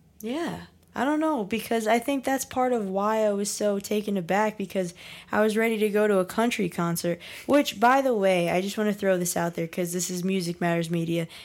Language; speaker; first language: English; native; English